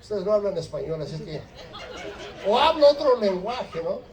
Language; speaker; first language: Spanish; early bilingual, heritage; Spanish